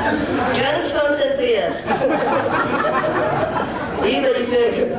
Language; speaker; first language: German; non-native, fluent; Vietnamese